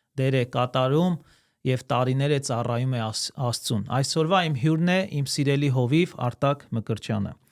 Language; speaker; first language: Armenian; early bilingual, heritage; Armenian